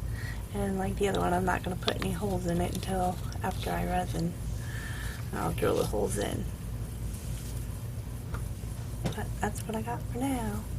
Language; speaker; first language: English; native; English